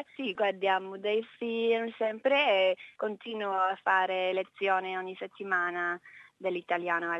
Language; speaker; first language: Italian; non-native, learner; English